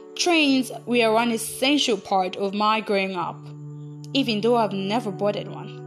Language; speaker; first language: English; non-native, local second language; Igbo